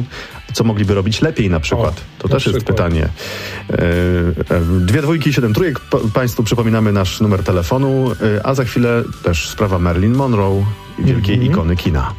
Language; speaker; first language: Polish; native; Polish